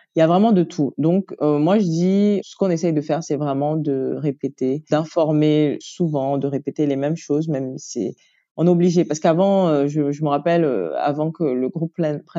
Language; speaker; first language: French; native; French